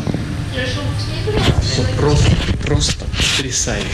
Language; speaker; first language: Russian; native; Russian